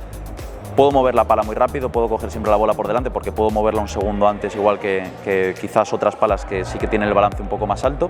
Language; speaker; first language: Spanish; native; Spanish